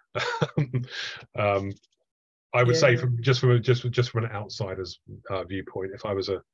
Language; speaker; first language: English; native; English